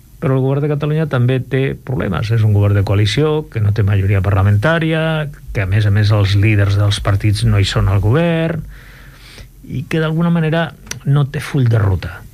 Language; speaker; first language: Catalan; non-native, local second language; Spanish